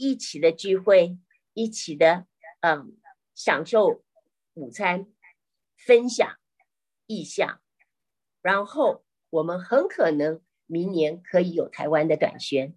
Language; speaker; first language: Chinese; native; Chinese